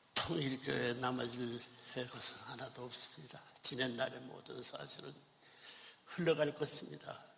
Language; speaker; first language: Korean; native; Korean